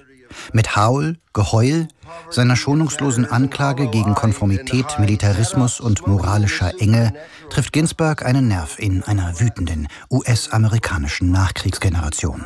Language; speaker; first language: German; native; German